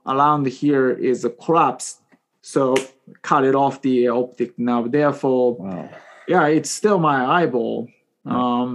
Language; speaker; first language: English; non-native, fluent; Japanese